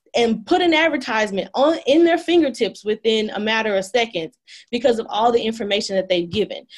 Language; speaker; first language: English; native; English